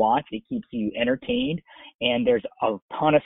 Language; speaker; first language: English; native; English